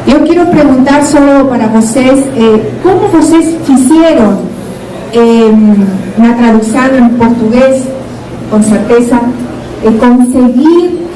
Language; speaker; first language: Portuguese; non-native, learner; Spanish